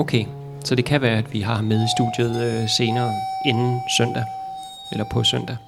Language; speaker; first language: Danish; native; Danish